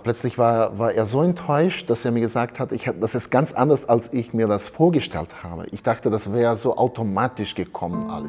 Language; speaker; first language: German; early bilingual, heritage; German